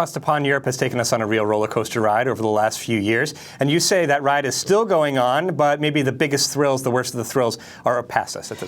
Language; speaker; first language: English; native; English